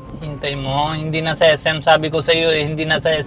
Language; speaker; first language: Filipino; non-native, learner; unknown